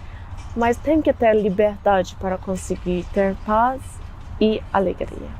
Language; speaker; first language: Portuguese; non-native, fluent; Persian